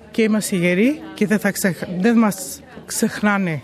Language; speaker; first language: Greek; early bilingual, heritage; Greek